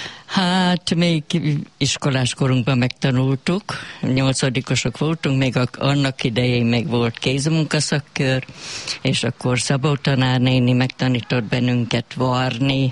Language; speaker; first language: Hungarian; native; Hungarian